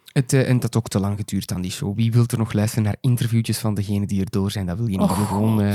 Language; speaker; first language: Dutch; native; Dutch